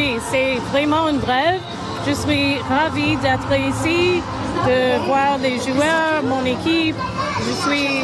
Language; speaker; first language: French; non-native, learner; English